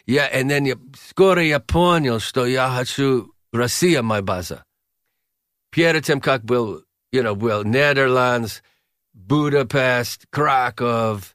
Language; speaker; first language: Russian; non-native, learner; English